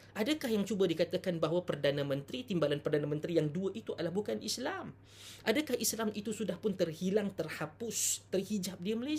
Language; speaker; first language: Malay; native; Malay